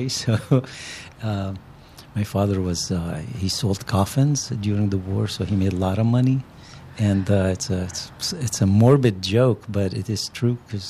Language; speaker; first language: English; non-native, fluent; Arabic